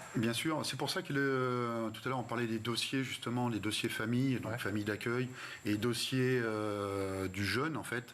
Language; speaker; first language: French; native; French